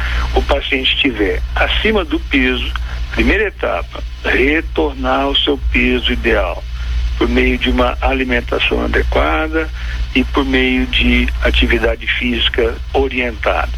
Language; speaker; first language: Portuguese; native; Portuguese